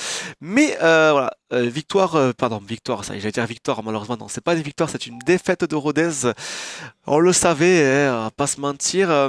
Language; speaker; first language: French; native; French